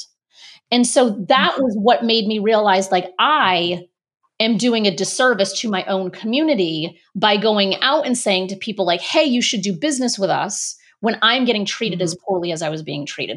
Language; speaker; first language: English; native; English